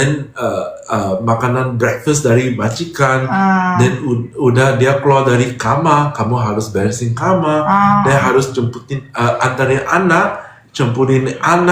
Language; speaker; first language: Indonesian; non-native, fluent; English